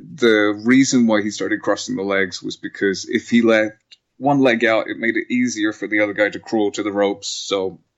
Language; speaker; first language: English; native; English